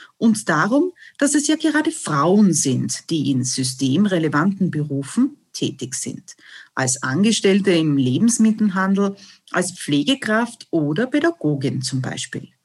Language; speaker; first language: German; native; German